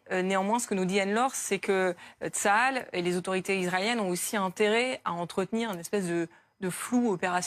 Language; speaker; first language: French; native; French